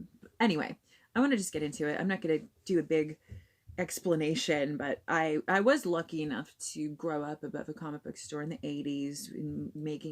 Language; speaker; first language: English; native; English